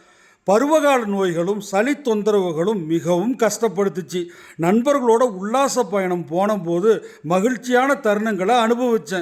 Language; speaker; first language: Tamil; native; Tamil